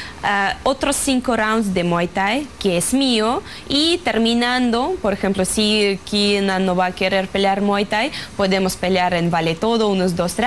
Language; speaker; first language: Spanish; non-native, fluent; Russian